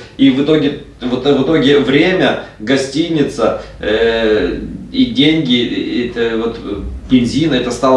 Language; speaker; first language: Russian; native; Russian